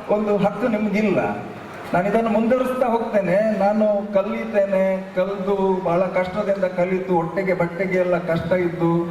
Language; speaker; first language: Kannada; native; Kannada